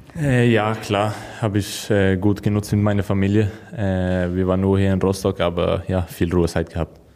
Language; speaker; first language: German; non-native, learner; Swedish